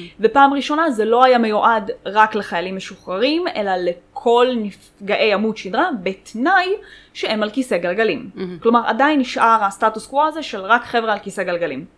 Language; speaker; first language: Hebrew; early bilingual, other home language; Russian